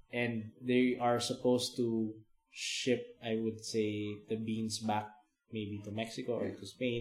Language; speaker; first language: English; non-native, local second language; Filipino